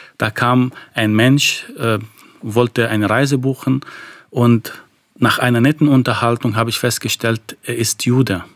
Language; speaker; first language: German; non-native, fluent; Arabic